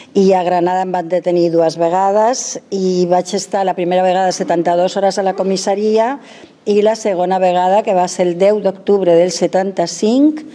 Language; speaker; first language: Catalan; non-native, local second language; Spanish